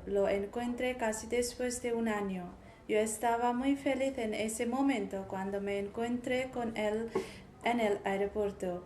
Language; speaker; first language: Spanish; non-native, learner; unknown